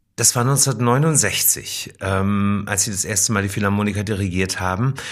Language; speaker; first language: German; native; German